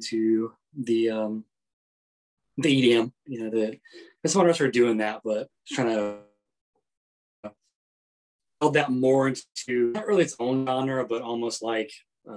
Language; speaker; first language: English; native; English